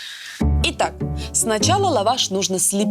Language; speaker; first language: Russian; native; Russian